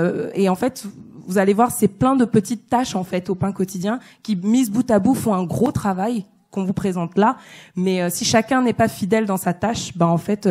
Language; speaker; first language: French; native; French